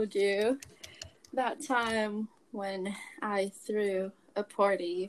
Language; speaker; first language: English; non-native, local second language; Filipino